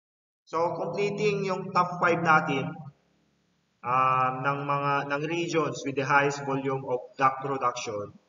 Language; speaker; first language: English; non-native, local second language; Filipino